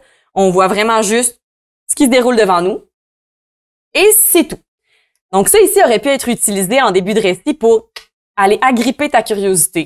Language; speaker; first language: French; native; French